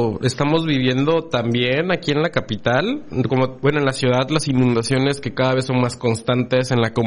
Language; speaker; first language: Spanish; native; Spanish